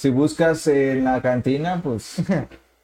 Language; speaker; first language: Spanish; native; Spanish